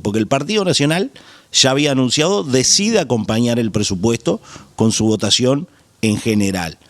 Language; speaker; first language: Spanish; native; Spanish